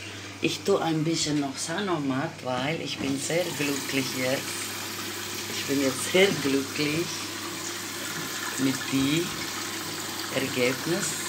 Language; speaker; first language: German; non-native, fluent; Croatian